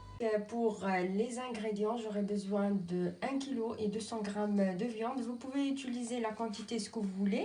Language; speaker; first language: French; non-native, local second language; Arabic